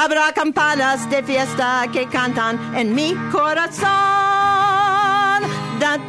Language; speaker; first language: Spanish; non-native, learner; English